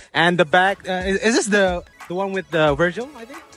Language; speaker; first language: English; non-native, fluent; Indonesian